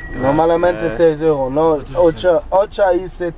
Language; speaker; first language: Spanish; non-native, learner; German